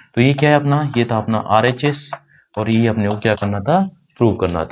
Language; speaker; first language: Hindi; native; Hindi